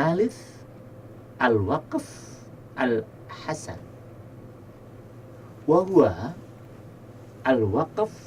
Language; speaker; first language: Arabic; non-native, fluent; Indonesian